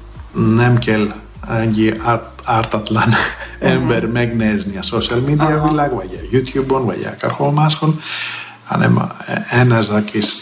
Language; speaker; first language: Hungarian; non-native, fluent; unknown